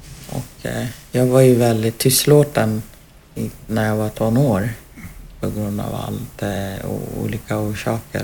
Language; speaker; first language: Swedish; non-native, fluent; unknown